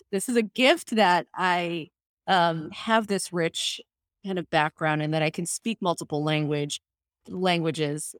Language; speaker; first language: English; early bilingual, other home language; Spanish